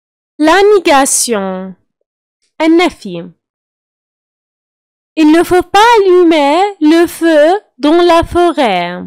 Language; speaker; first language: French; non-native, fluent; Arabic